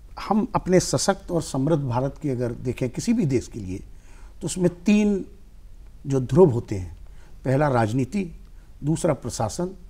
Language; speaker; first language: Hindi; native; Hindi